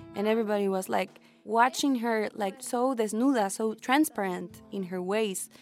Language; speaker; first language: English; non-native, fluent; Spanish